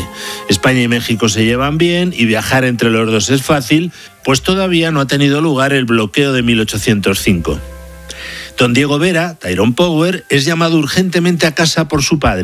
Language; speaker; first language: Spanish; native; Spanish